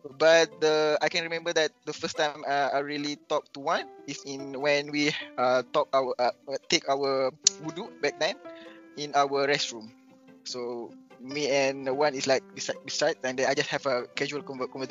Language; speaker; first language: English; non-native, local second language; Malay